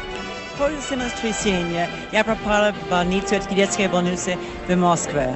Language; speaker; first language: Russian; non-native, learner; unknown